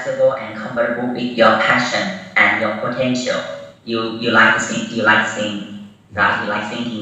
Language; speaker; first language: English; non-native, learner; Burmese